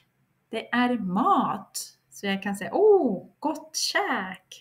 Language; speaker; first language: Swedish; non-native, fluent; Russian